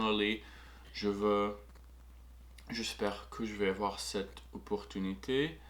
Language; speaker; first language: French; non-native, fluent; English